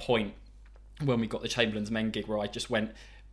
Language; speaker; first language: English; native; English